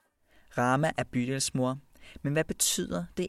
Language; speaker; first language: Danish; native; Danish